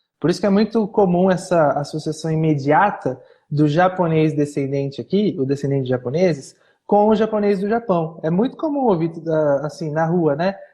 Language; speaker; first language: Portuguese; native; Portuguese